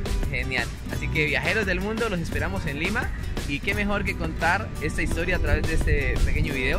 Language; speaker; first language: Spanish; native; Spanish